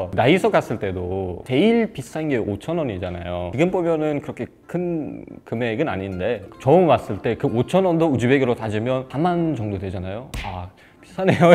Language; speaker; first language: Korean; non-native, fluent; Uzbek